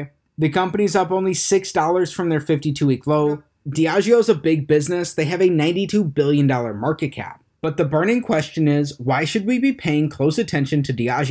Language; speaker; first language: English; native; English